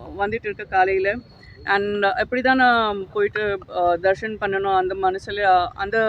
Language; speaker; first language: Tamil; non-native, fluent; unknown